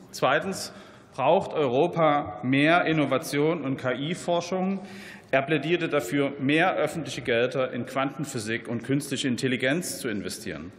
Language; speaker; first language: German; native; German